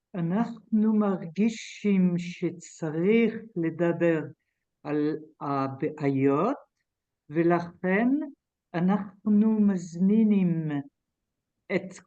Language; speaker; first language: Hebrew; non-native, learner; French